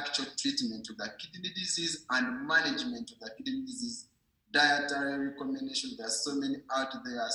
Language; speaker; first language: English; non-native, local second language; Ganda